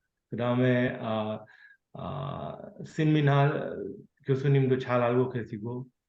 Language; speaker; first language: Korean; non-native, fluent; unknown